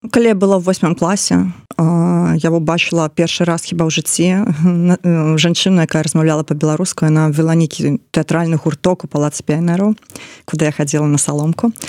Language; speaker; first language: Belarusian; non-native, local second language; Russian